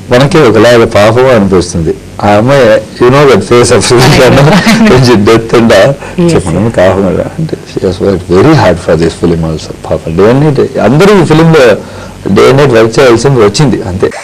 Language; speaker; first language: Telugu; non-native, learner; Tamil